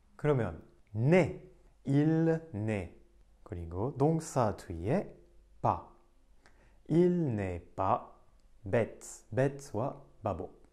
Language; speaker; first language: Korean; non-native, fluent; French